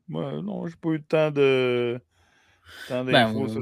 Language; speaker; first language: French; native; French